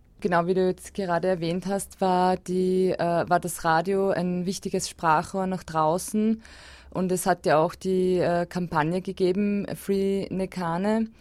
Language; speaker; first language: German; non-native, learner; Basque